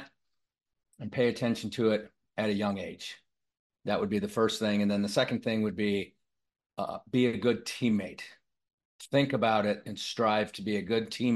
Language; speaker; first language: English; native; English